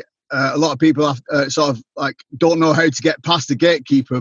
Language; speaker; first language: English; native; English